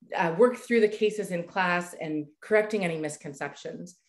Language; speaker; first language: English; native; English